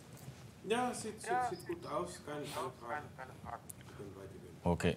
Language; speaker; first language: German; non-native, fluent; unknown